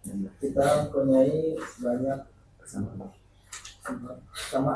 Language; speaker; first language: Indonesian; native; Indonesian